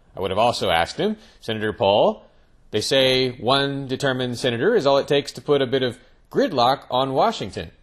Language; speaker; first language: English; native; English